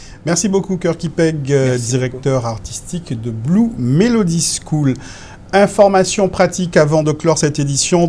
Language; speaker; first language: French; native; French